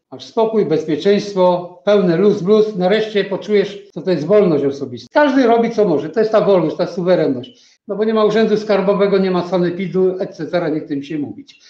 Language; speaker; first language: Polish; native; Polish